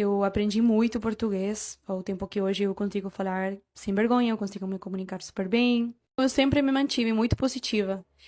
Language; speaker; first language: Portuguese; non-native, fluent; Spanish